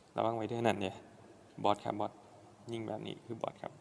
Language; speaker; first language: Thai; non-native, local second language; Northeastern Thai